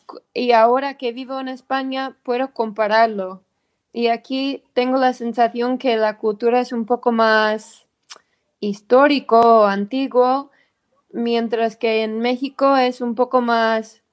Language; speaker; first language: Spanish; non-native, fluent; English